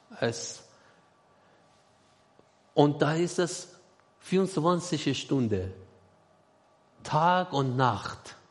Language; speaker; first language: German; non-native, learner; Persian